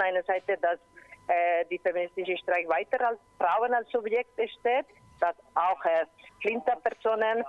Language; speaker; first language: German; non-native, learner; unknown